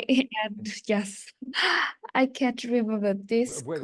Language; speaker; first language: English; non-native, learner; Vietnamese